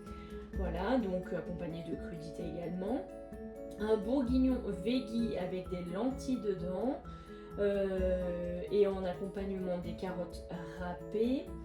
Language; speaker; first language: French; native; French